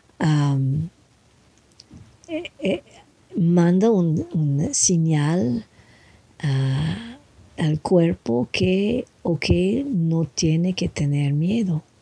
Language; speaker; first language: Spanish; non-native, learner; English